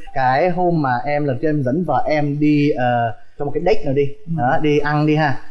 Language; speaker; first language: Vietnamese; early bilingual, heritage; Vietnamese